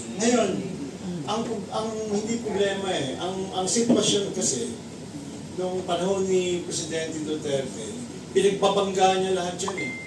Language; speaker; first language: Filipino; native; Filipino